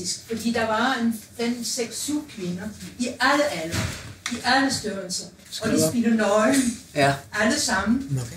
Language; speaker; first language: Danish; non-native, fluent; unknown